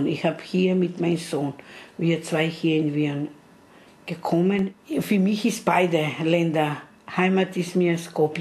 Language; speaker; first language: German; non-native, learner; Romany